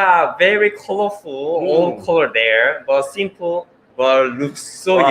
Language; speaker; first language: English; non-native, learner; Korean